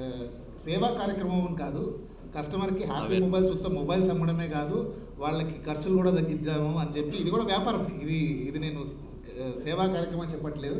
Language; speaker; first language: Telugu; native; Telugu